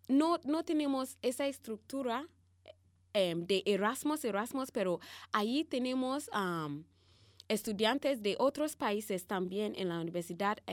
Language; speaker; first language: Spanish; non-native, learner; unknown